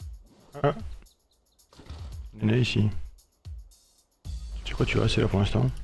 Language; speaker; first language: French; native; French